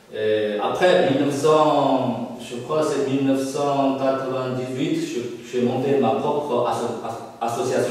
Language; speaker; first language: French; non-native, fluent; Chinese